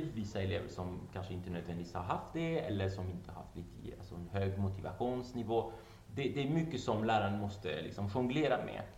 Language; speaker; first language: Swedish; non-native, fluent; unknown